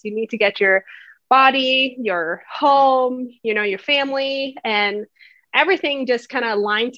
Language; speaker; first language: English; non-native, fluent; Swedish